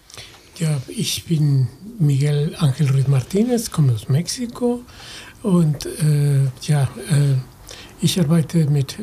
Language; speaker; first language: German; non-native, fluent; Spanish